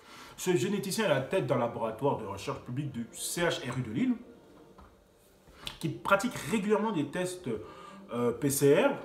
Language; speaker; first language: French; native; French